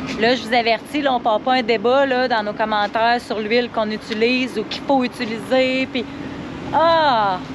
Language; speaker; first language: French; native; French